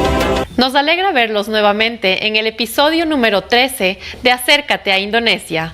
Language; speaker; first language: Spanish; native; Spanish